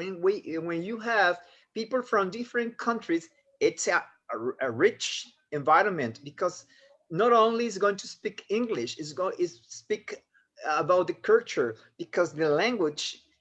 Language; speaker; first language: English; non-native, fluent; Spanish